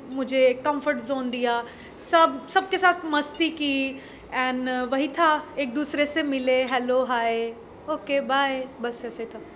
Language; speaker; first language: Hindi; non-native, local second language; Punjabi